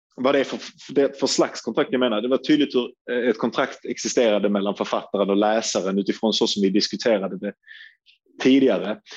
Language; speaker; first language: Swedish; early bilingual, other home language; Turkish